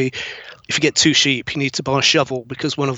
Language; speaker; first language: English; native; English